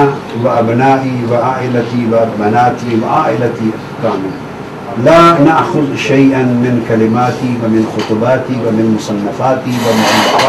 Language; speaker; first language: Arabic; non-native, learner; Urdu